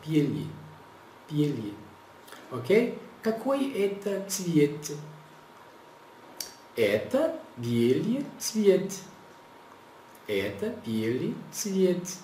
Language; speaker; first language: Russian; non-native, learner; Portuguese